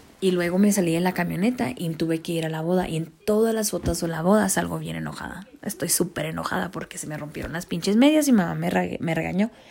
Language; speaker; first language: Spanish; early bilingual, heritage; Spanish